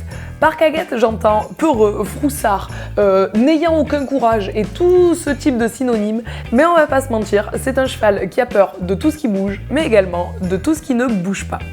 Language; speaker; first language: French; native; French